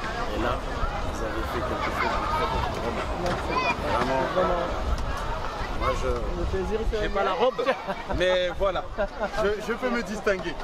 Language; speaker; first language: French; native; French